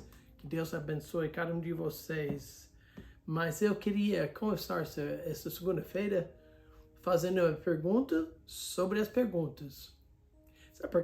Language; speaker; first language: Portuguese; non-native, fluent; English